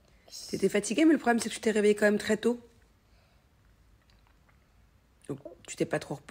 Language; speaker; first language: French; native; French